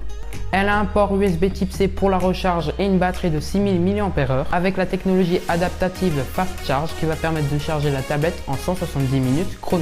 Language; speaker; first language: French; native; French